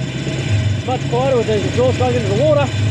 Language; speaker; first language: English; native; English